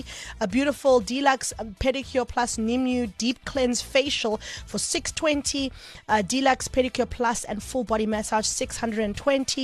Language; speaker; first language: English; native; English